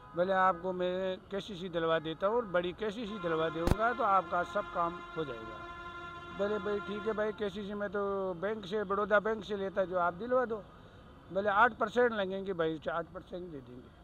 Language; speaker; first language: Hindi; native; Hindi